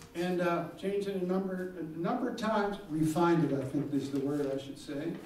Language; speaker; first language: English; native; English